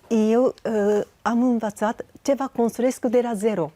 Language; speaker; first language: Romanian; non-native, learner; Japanese